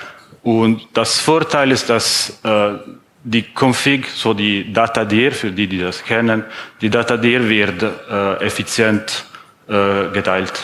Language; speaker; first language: German; non-native, fluent; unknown